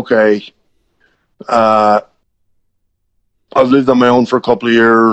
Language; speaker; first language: English; native; English